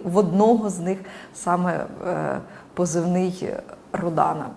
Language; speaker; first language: Ukrainian; native; Ukrainian